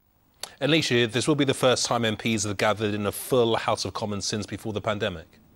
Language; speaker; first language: English; native; English